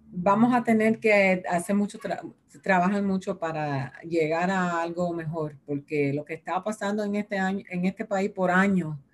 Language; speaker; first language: Spanish; early bilingual, heritage; Spanish